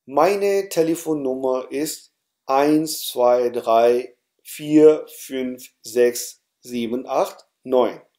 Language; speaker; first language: German; non-native, fluent; Urdu